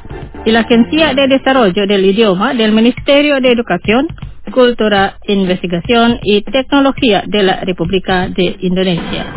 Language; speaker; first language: Spanish; non-native, fluent; Indonesian